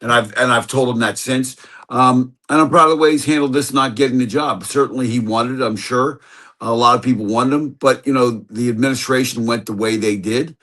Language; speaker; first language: English; native; English